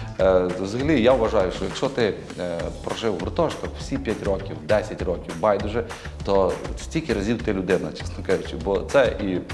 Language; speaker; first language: Ukrainian; native; Ukrainian